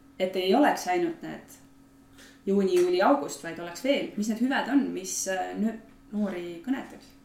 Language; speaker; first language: Estonian; native; Estonian